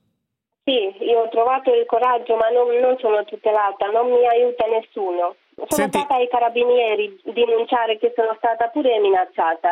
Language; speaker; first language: Italian; non-native, fluent; Romanian